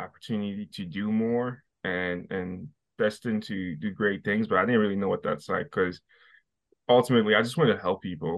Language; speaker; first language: English; non-native, fluent; Haitian Creole